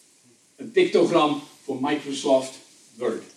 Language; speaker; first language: Dutch; native; Dutch